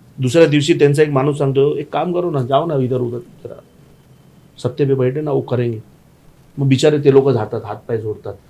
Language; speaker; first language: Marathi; non-native, local second language; Gujarati